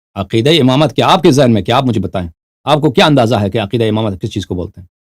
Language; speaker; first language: Urdu; non-native, fluent; Persian